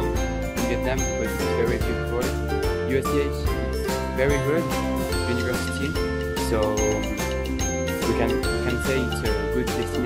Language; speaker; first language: English; non-native, learner; French